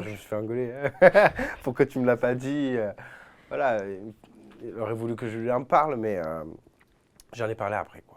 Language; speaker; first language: French; native; French